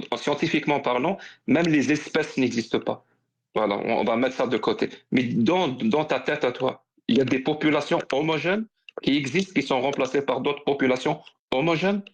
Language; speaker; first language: French; native; French